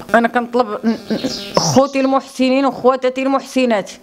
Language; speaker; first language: Arabic; native; Arabic